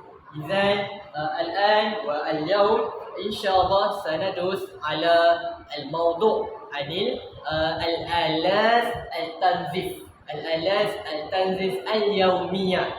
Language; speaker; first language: Arabic; non-native, learner; Malay